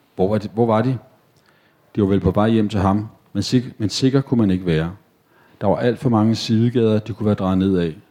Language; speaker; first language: Danish; native; Danish